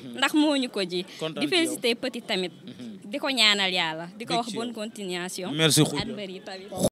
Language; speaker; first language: Wolof; native; Wolof